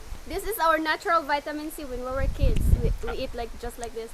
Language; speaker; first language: English; non-native, local second language; Cebuano